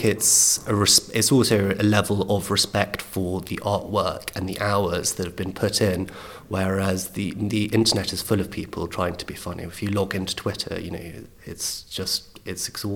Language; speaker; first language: English; native; English